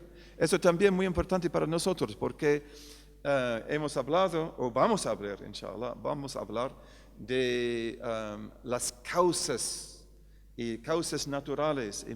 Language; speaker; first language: Spanish; non-native, fluent; English